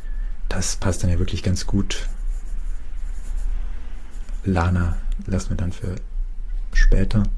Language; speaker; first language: German; native; German